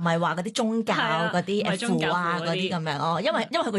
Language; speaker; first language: Cantonese; native; Cantonese